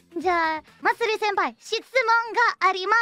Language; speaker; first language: Japanese; non-native, fluent; Indonesian